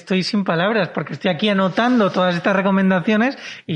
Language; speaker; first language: Spanish; native; Spanish